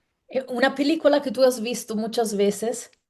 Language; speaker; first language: Spanish; non-native, fluent; Italian